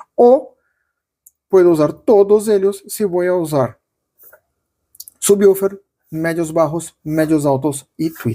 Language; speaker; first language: Spanish; non-native, fluent; Portuguese